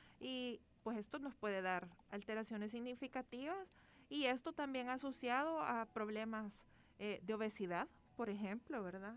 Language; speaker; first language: Spanish; native; Spanish